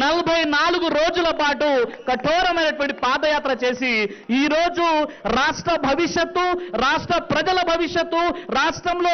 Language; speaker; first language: Telugu; native; Telugu